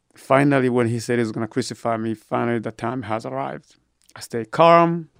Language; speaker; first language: English; non-native, fluent; Rundi